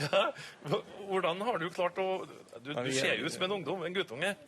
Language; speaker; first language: Norwegian; native; Norwegian